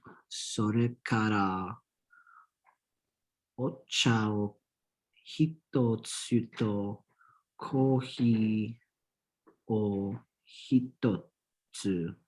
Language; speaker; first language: Japanese; non-native, learner; English